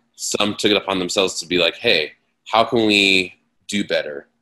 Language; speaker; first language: English; native; English